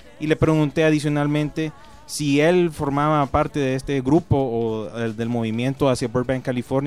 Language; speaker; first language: Spanish; native; Spanish